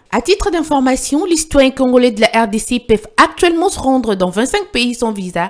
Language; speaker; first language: French; non-native, local second language; Lingala